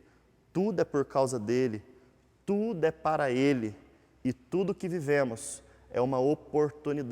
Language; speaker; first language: Portuguese; native; Portuguese